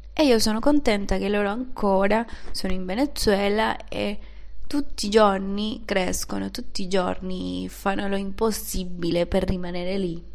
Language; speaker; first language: Italian; non-native, fluent; Spanish